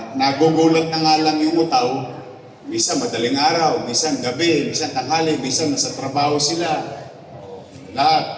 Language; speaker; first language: Filipino; native; Filipino